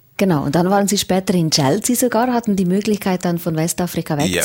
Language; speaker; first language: German; native; German